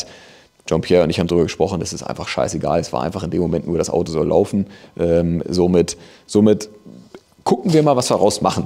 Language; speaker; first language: German; native; German